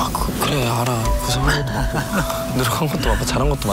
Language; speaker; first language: Korean; native; Korean